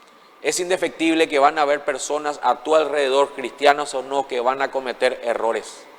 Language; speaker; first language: Spanish; native; Spanish